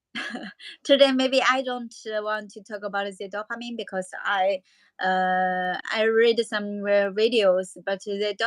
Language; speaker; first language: English; non-native, learner; Chinese